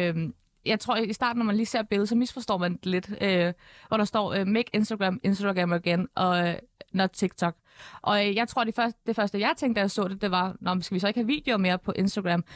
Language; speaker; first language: Danish; early bilingual, other home language; Albanian